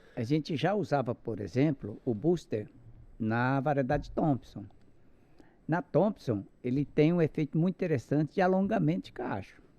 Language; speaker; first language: Portuguese; non-native, local second language; Japanese